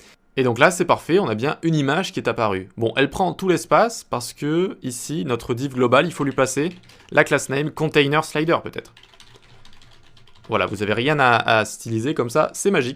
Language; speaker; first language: French; native; French